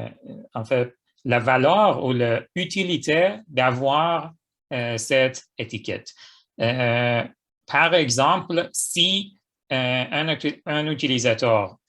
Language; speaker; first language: French; non-native, fluent; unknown